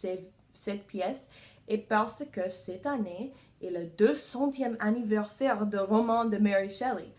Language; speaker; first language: French; non-native, learner; English